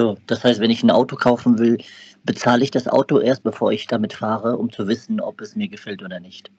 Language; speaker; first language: German; native; German